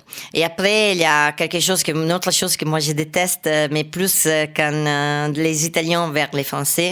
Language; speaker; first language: French; non-native, fluent; Italian